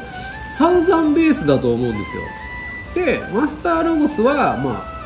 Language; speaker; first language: Japanese; native; Japanese